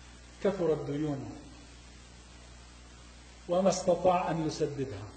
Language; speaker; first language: Arabic; native; Arabic